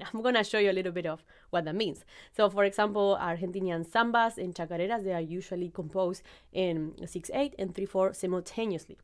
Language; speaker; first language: English; non-native, fluent; Spanish